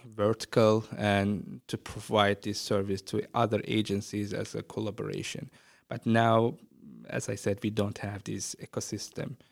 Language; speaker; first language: English; non-native, fluent; Azerbaijani